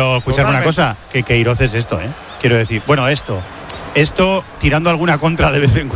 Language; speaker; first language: Spanish; native; Spanish